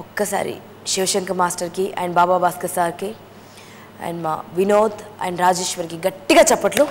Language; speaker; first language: Telugu; native; Telugu